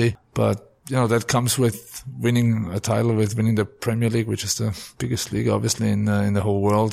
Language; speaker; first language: English; non-native, fluent; German